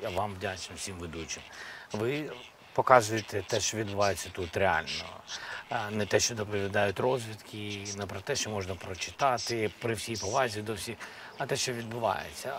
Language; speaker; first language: Ukrainian; non-native, local second language; Russian